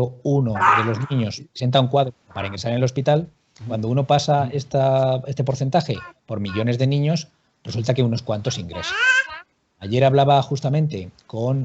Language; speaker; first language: Spanish; native; Spanish